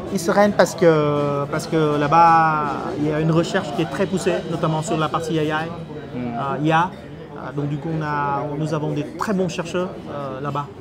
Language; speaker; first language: French; non-native, fluent; Vietnamese